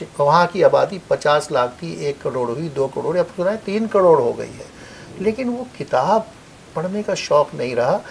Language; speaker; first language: Urdu; native; Urdu